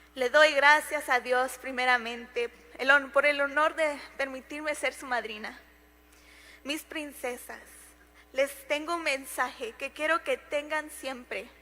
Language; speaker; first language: Spanish; early bilingual, heritage; Spanish